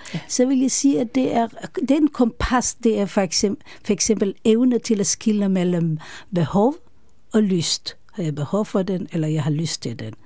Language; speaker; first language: Danish; non-native, fluent; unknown